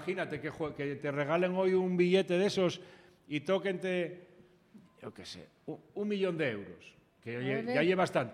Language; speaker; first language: Spanish; native; Spanish